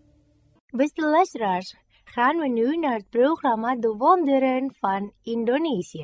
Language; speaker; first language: Dutch; non-native, fluent; Indonesian